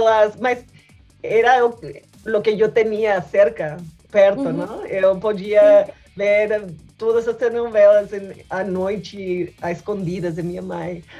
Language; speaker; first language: Portuguese; non-native, learner; Spanish